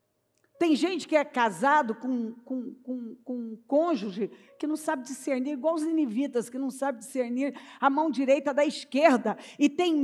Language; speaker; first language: Portuguese; native; Portuguese